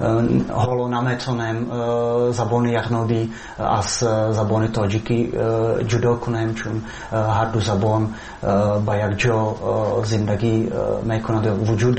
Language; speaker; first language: Persian; non-native, fluent; Czech